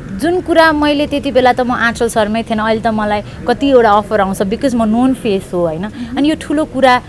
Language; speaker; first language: Nepali; native; Nepali